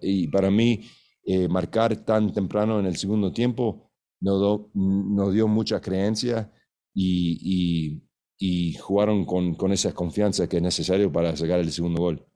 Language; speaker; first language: Spanish; early bilingual, heritage; Spanish